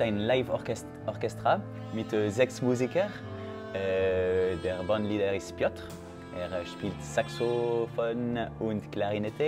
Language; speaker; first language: German; non-native, local second language; French